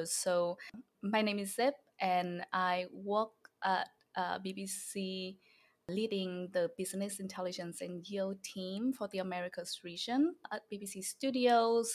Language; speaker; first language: English; non-native, fluent; Vietnamese